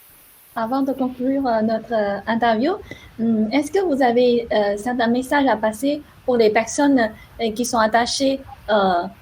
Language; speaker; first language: French; non-native, fluent; Chinese